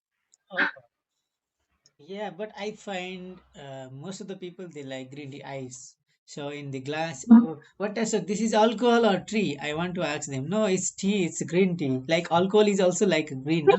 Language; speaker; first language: English; non-native, learner; Nepali